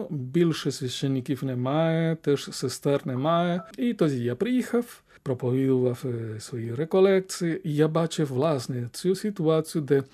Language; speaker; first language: Ukrainian; non-native, fluent; Spanish